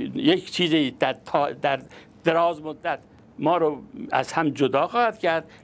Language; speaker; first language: Persian; non-native, local second language; Azerbaijani